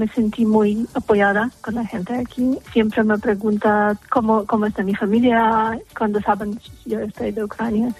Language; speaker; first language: Spanish; non-native, learner; Ukrainian